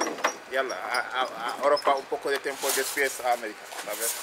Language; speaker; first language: Spanish; non-native, learner; Wolof